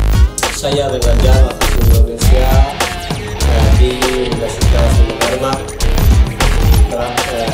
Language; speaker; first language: Indonesian; non-native, learner; Spanish